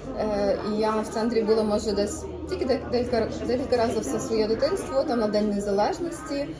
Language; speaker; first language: Ukrainian; native; Ukrainian